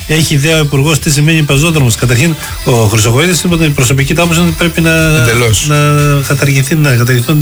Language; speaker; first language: Greek; native; Greek